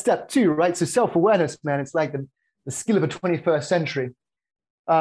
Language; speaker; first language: English; native; English